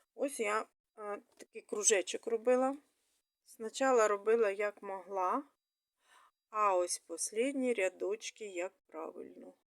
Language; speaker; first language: Ukrainian; non-native, local second language; Russian